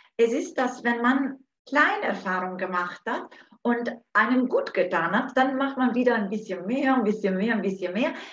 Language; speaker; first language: German; non-native, fluent; Italian